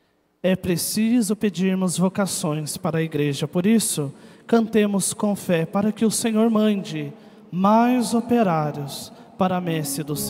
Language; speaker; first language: Portuguese; native; Portuguese